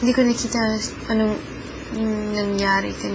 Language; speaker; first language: Filipino; early bilingual, heritage; English